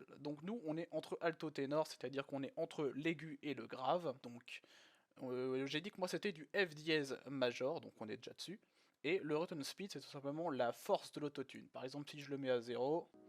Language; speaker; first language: French; native; French